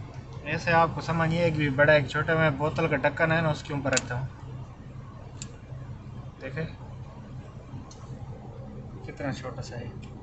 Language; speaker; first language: Hindi; non-native, local second language; Punjabi